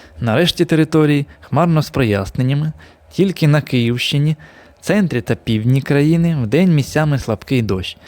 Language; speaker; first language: Ukrainian; native; Ukrainian